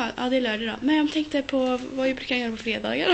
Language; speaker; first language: Swedish; native; Swedish